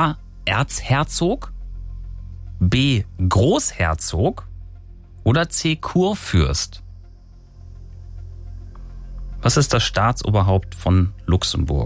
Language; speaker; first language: German; native; German